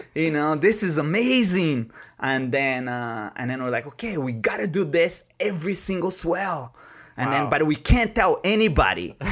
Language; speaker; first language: English; non-native, fluent; Portuguese